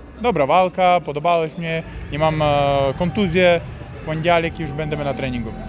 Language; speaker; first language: Polish; non-native, learner; Uzbek